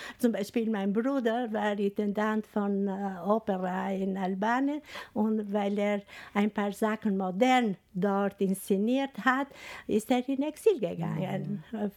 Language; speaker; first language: German; non-native, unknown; Albanian